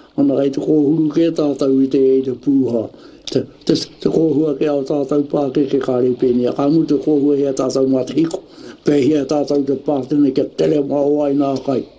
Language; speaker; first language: Māori; native; Māori